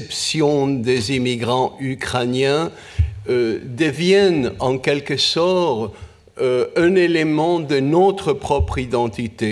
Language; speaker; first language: French; non-native, fluent; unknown